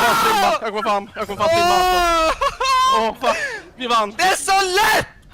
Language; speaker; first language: Swedish; native; Swedish